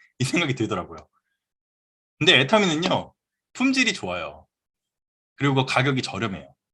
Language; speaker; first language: Korean; native; Korean